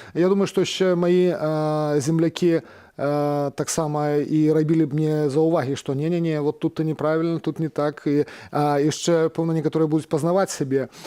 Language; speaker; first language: Belarusian; native; Belarusian